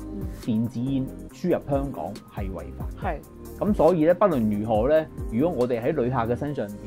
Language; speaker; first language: Cantonese; native; Cantonese